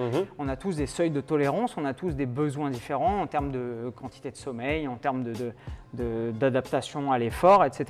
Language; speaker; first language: French; native; French